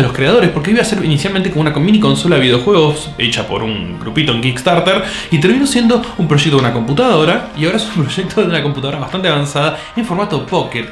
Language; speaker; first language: Spanish; native; Spanish